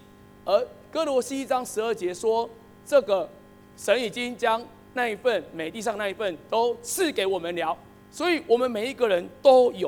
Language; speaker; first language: Chinese; native; Chinese